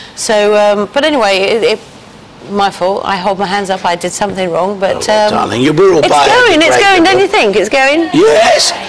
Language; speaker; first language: English; native; English